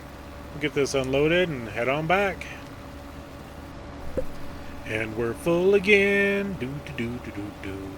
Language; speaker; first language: English; native; English